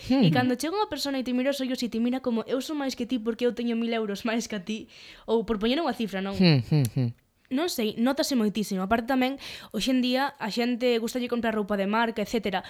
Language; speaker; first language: Galician; non-native, local second language; Spanish